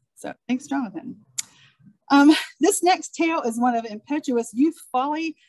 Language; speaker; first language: English; native; English